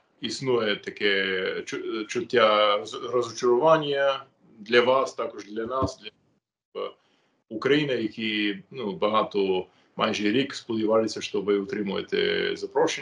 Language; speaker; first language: Ukrainian; non-native, fluent; English